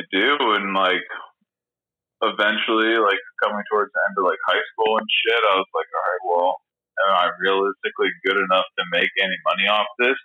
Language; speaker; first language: English; native; English